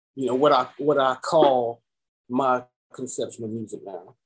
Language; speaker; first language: English; native; English